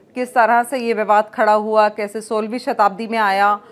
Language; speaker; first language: Hindi; native; Hindi